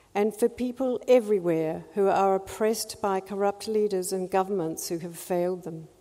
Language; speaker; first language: English; native; English